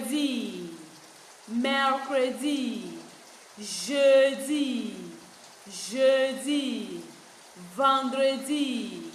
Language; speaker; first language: French; non-native, fluent; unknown